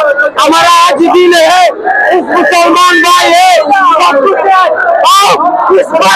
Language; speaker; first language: Hindi; non-native, learner; Bangla